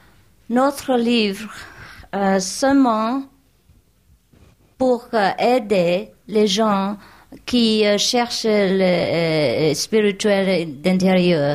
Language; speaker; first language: French; non-native, learner; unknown